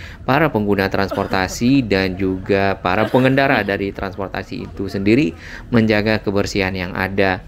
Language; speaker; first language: Indonesian; native; Indonesian